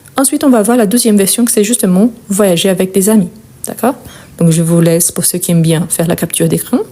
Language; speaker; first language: French; non-native, fluent; Portuguese